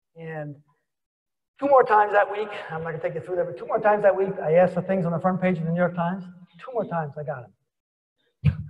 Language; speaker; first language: English; native; English